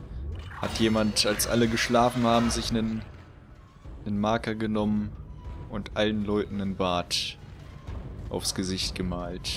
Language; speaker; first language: German; native; German